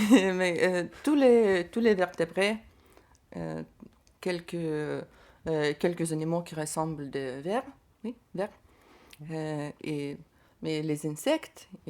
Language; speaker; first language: French; non-native, learner; Lithuanian